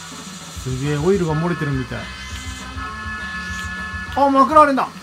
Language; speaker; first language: Japanese; native; Japanese